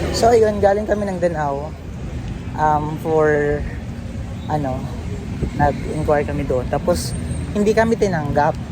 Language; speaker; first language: Filipino; non-native, local second language; Cebuano